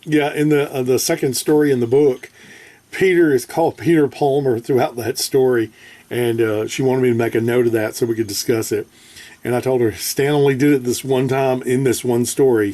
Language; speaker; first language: English; native; English